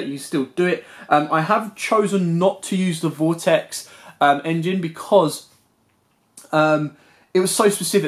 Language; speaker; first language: English; native; English